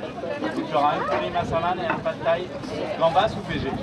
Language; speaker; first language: French; native; French